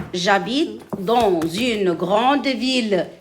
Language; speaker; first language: French; non-native, local second language; Arabic